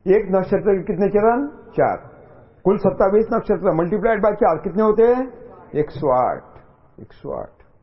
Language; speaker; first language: Hindi; non-native, local second language; Marathi